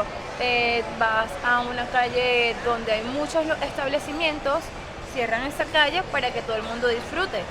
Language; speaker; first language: Spanish; native; Spanish